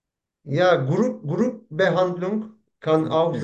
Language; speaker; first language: German; non-native, learner; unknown